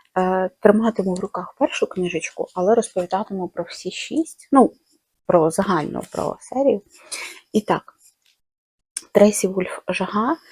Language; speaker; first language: Ukrainian; non-native, local second language; Russian